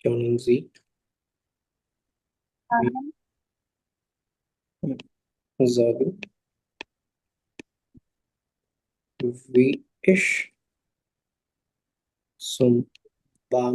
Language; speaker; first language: German; non-native, fluent; Hindi